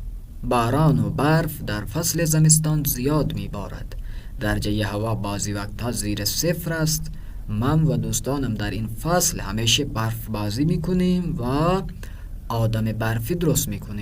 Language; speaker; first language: Persian; non-native, fluent; Urdu